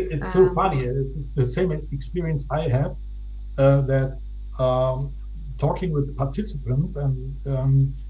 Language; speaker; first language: English; non-native, fluent; German